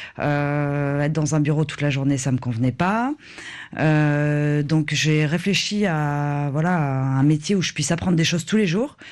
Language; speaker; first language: French; native; French